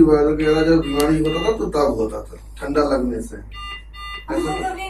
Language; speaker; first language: Hindi; native; Hindi